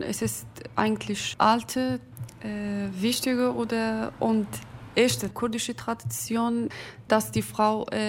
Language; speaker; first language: German; non-native, fluent; Kurdish